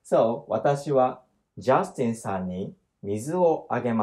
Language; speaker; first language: Japanese; non-native, learner; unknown